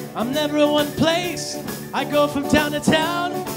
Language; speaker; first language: English; native; English